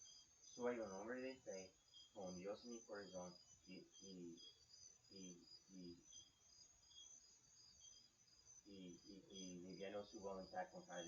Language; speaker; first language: Spanish; non-native, fluent; English